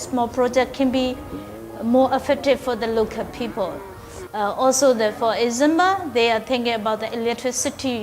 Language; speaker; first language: English; non-native, learner; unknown